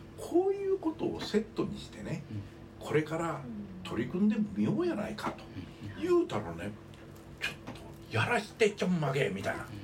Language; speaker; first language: Japanese; native; Japanese